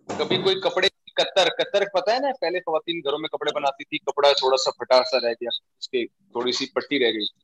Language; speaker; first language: Urdu; native; Urdu